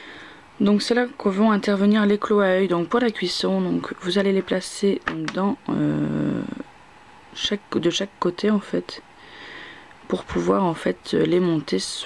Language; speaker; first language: French; native; French